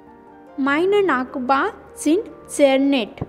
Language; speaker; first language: German; non-native, learner; English